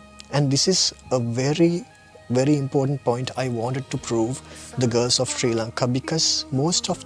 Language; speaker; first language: English; non-native, local second language; Sinhala